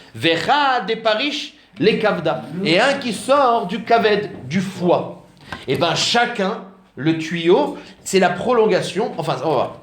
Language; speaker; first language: French; native; French